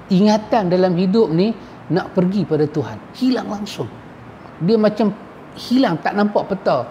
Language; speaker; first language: Malay; native; Malay